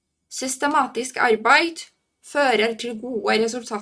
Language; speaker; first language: Norwegian; non-native, fluent; Polish